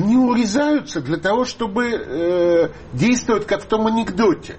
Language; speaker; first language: Russian; native; Russian